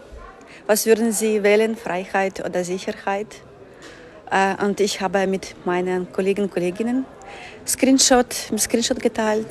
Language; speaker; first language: German; non-native, fluent; Ukrainian